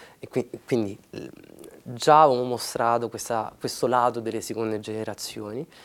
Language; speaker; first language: Italian; early bilingual, other home language; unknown